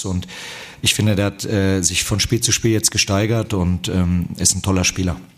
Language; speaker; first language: German; native; German